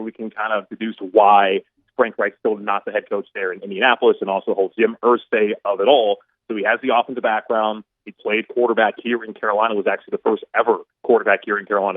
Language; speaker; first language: English; native; English